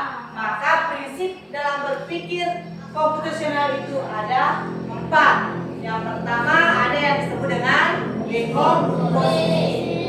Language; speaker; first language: Indonesian; native; Indonesian